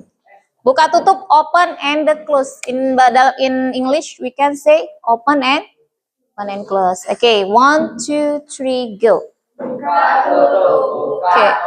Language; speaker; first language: English; non-native, learner; Indonesian